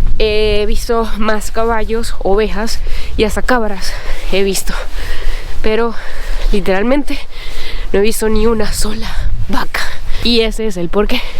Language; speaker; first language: Spanish; native; Spanish